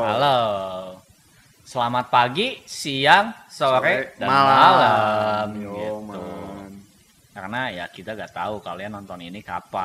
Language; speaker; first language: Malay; non-native, local second language; Sundanese